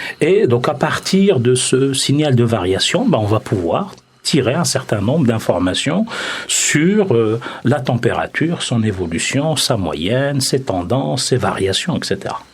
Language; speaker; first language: French; non-native, local second language; Arabic